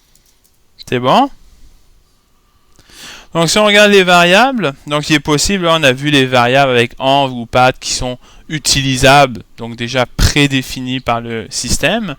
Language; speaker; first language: French; native; French